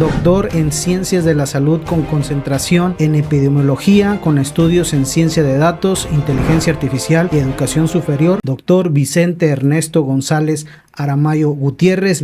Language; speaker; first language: Spanish; native; Spanish